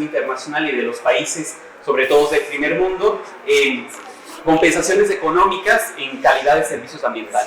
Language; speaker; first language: Spanish; native; Spanish